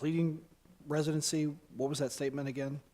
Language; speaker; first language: English; native; English